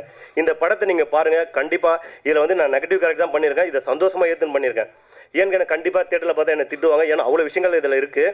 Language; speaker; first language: Tamil; native; Tamil